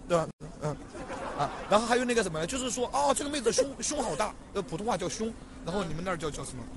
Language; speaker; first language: Chinese; native; Chinese